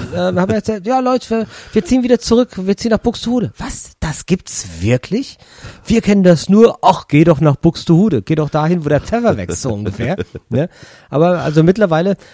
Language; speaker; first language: German; early bilingual, other home language; English